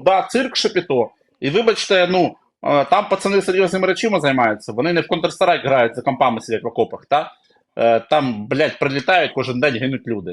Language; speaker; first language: Ukrainian; native; Ukrainian